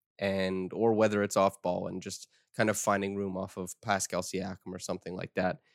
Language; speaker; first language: English; native; English